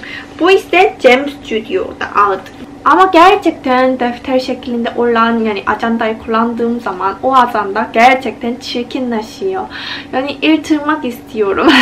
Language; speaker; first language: Turkish; non-native, fluent; Korean